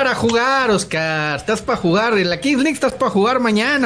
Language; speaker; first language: Spanish; native; Spanish